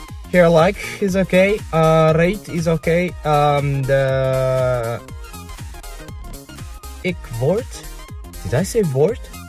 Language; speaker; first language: English; non-native, fluent; Japanese